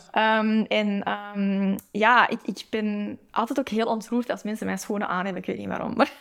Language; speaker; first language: Dutch; native; Dutch